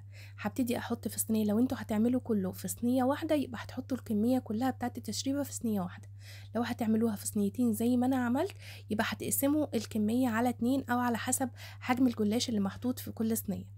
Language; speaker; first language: Arabic; native; Arabic